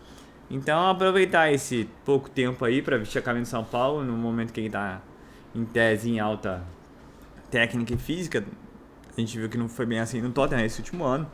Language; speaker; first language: Portuguese; native; Portuguese